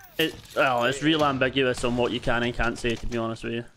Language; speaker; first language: English; native; English